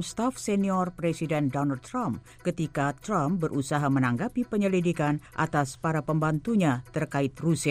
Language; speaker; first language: Indonesian; native; Indonesian